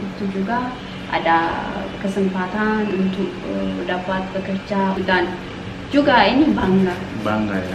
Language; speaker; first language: Indonesian; non-native, learner; Amharic